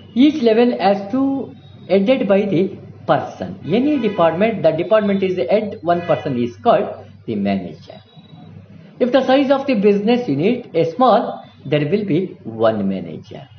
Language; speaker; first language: English; non-native, local second language; Kannada